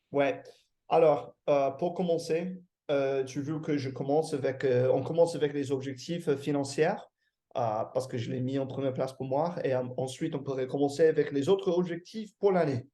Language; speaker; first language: French; non-native, fluent; English